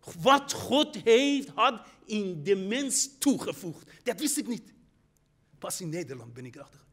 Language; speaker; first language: Dutch; non-native, fluent; Persian